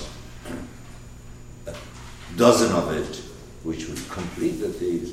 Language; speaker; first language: English; non-native, fluent; Persian